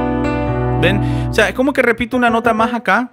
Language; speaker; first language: Spanish; native; Spanish